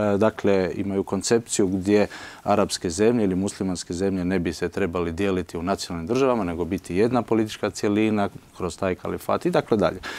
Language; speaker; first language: Croatian; early bilingual, heritage; Croatian